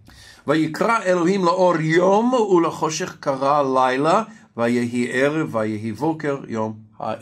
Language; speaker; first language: Hebrew; non-native, fluent; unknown